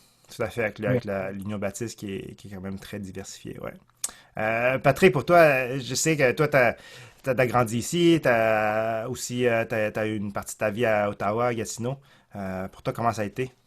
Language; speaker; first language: French; native; French